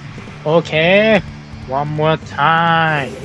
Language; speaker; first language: English; non-native, learner; Japanese